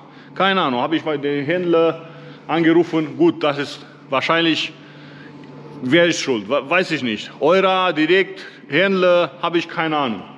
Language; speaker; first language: German; non-native, learner; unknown